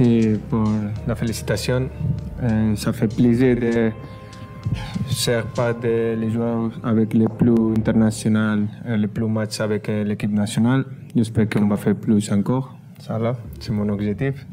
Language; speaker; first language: French; non-native, fluent; Spanish